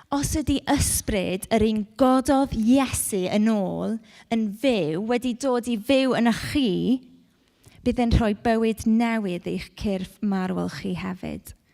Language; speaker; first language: Welsh; non-native, local second language; English